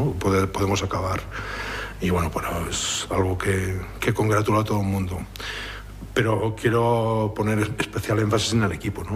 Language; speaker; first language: Spanish; non-native, local second language; Catalan